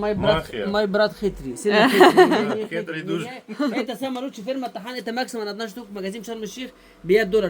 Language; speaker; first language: Russian; non-native, learner; Arabic